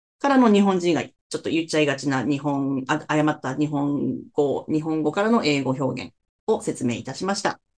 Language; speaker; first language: Japanese; native; Japanese